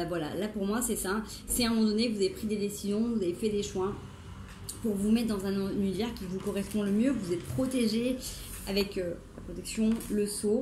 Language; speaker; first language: French; native; French